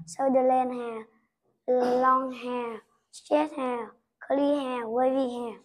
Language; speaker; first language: English; non-native, learner; Vietnamese